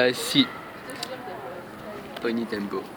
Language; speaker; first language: Italian; non-native, learner; French